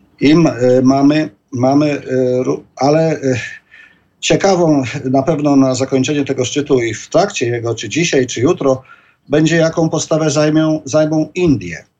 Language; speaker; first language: Polish; native; Polish